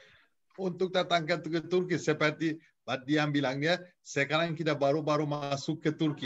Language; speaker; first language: Indonesian; non-native, fluent; Turkish